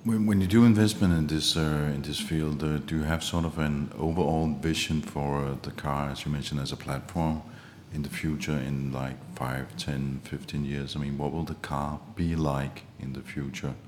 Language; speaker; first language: English; non-native, fluent; Danish